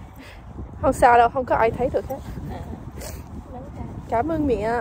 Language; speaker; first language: Vietnamese; early bilingual, heritage; Vietnamese